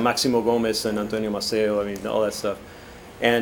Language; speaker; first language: English; early bilingual, other home language; Spanish